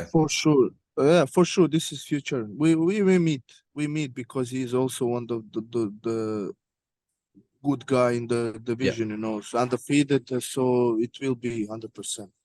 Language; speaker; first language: English; non-native, learner; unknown